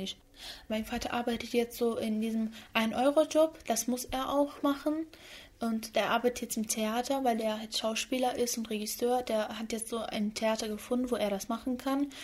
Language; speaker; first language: German; early bilingual, other home language; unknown